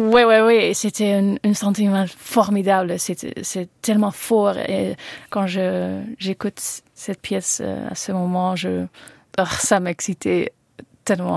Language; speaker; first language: French; non-native, learner; Dutch